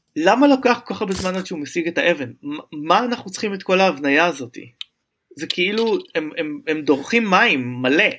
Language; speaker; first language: Hebrew; native; Hebrew